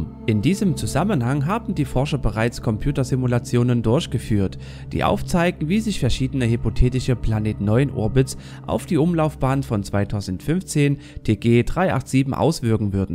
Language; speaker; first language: German; native; German